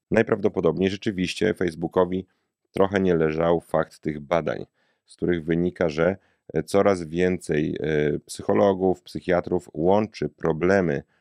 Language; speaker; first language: Polish; native; Polish